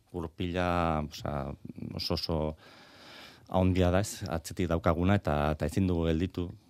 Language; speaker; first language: Basque; native; Basque